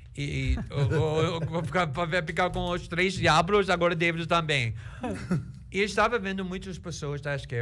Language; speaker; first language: Portuguese; non-native, fluent; English